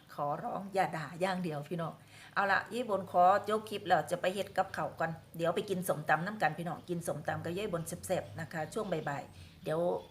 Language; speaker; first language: Thai; native; Thai